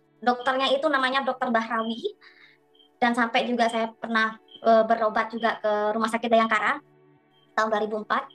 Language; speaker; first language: Indonesian; non-native, local second language; Madurese